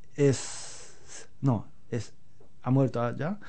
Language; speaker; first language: Spanish; non-native, learner; Japanese